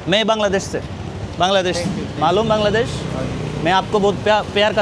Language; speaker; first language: Hindi; non-native, learner; Bangla